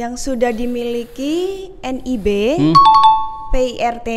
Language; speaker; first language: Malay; non-native, local second language; Javanese